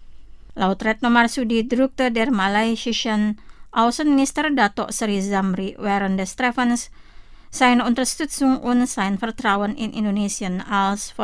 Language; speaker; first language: German; non-native, fluent; Indonesian